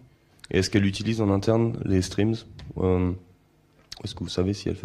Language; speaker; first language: French; native; French